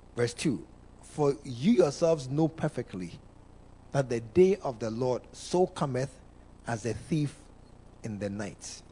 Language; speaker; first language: English; non-native, local second language; Akan